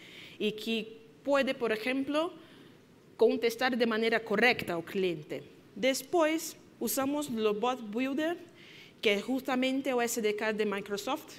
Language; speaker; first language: Spanish; non-native, fluent; Portuguese